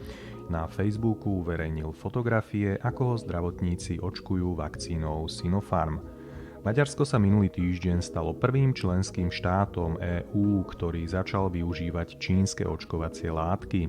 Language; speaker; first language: Slovak; native; Slovak